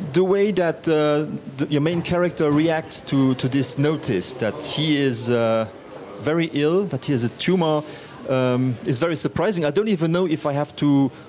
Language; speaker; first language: English; non-native, fluent; Luxembourgish